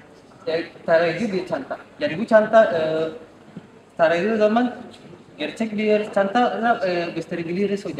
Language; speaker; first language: Turkish; non-native, learner; Indonesian